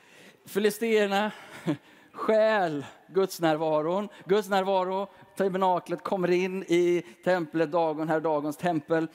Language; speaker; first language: Swedish; native; Swedish